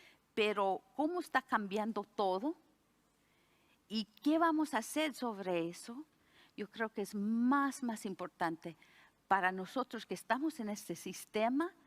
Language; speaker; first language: Spanish; early bilingual, heritage; Spanish